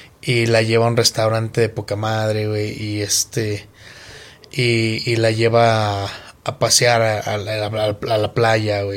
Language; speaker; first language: Spanish; native; Spanish